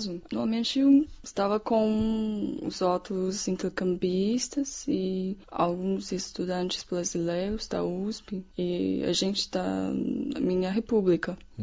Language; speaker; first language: Portuguese; non-native, fluent; Chinese